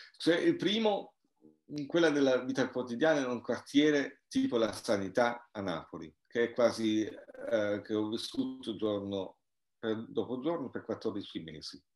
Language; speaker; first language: Italian; non-native, fluent; German